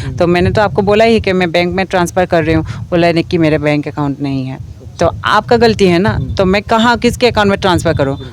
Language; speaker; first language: Hindi; non-native, local second language; Assamese